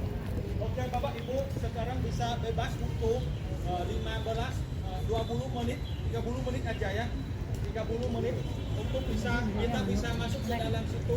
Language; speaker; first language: Indonesian; non-native, fluent; Vietnamese